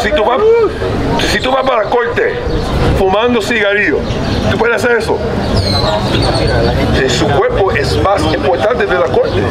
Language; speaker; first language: Spanish; early bilingual, heritage; Spanish